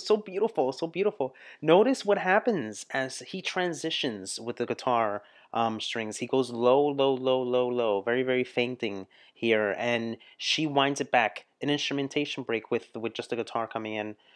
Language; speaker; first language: English; native; English